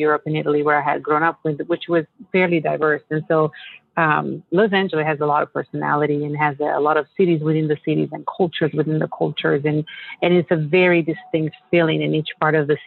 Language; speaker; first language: English; non-native, fluent; Italian